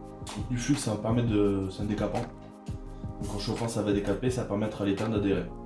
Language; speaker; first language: French; native; French